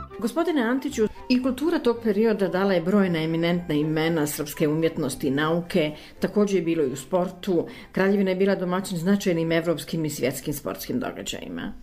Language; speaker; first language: Serbian; native; Serbian